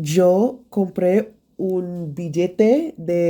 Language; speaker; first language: Spanish; non-native, learner; English